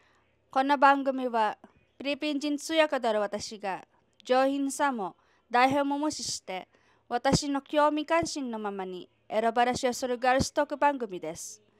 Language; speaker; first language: Japanese; non-native, fluent; Filipino